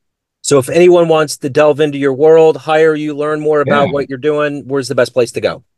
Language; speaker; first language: English; native; English